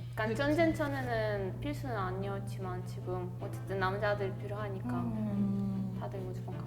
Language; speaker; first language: Korean; non-native, fluent; Ukrainian